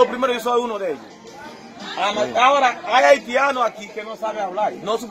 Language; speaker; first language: Spanish; non-native, learner; Haitian Creole